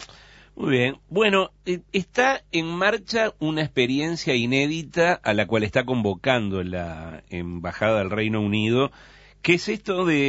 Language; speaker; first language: Spanish; native; Spanish